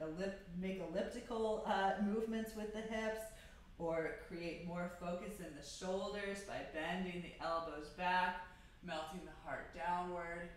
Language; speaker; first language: English; native; English